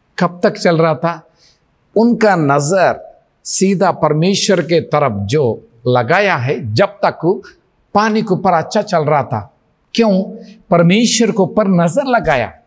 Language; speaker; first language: Hindi; non-native, local second language; Telugu